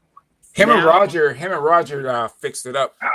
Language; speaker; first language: English; native; English